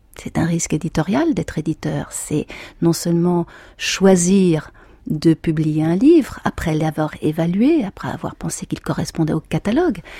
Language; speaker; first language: French; native; French